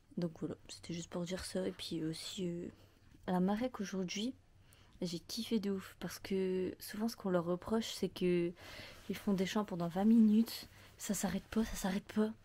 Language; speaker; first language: French; native; French